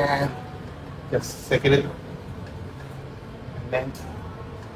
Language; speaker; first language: English; non-native, fluent; Indonesian